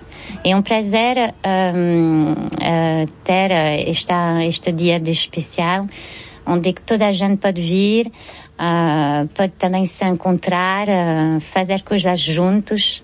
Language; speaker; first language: Portuguese; early bilingual, heritage; French